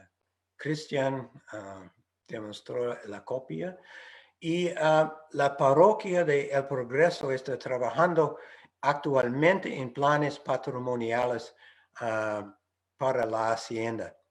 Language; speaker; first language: Spanish; non-native, fluent; English